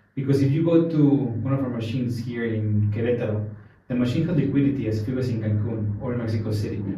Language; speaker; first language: English; non-native, fluent; Spanish